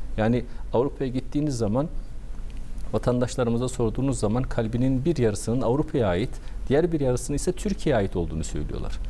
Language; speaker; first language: Turkish; early bilingual, heritage; Turkish